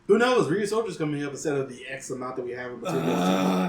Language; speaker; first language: English; native; English